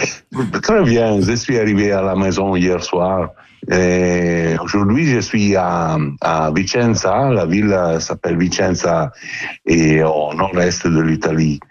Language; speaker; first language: French; non-native, learner; Italian